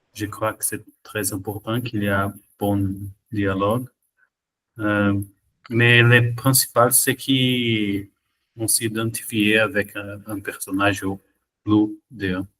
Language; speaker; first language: French; non-native, learner; Portuguese